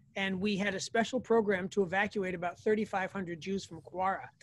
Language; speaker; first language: English; native; English